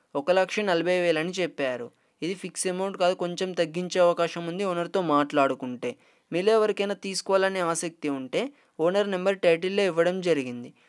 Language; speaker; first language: Telugu; native; Telugu